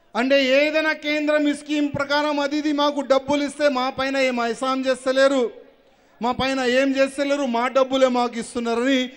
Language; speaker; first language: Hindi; native; Hindi